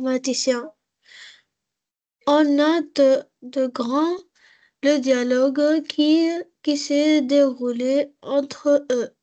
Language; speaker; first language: French; non-native, learner; Arabic